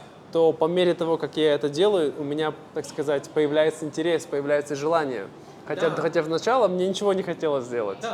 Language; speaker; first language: Russian; native; Russian